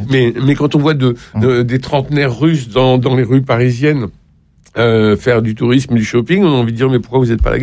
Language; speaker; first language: French; native; French